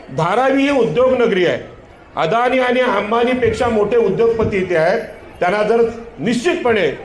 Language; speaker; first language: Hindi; non-native, local second language; Marathi